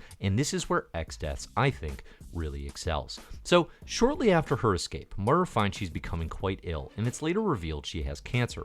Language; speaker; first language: English; native; English